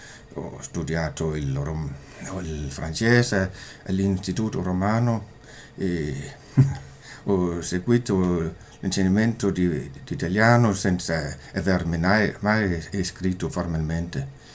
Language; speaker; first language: Italian; non-native, fluent; Danish